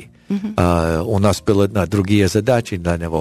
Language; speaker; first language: Russian; non-native, learner; English